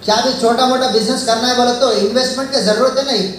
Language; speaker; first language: Hindi; non-native, local second language; Telugu